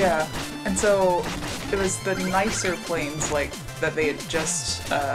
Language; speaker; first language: English; native; English